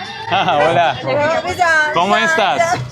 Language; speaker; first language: Spanish; non-native, learner; Turkish